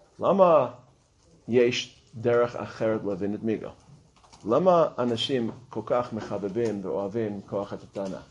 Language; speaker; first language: Hebrew; non-native, fluent; English